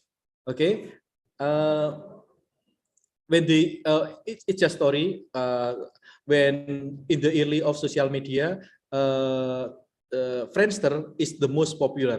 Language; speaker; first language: English; non-native, learner; Indonesian